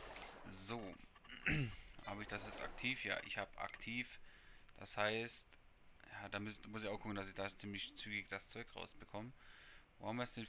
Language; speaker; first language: German; native; German